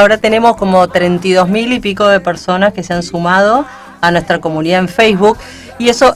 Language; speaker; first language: Spanish; native; Spanish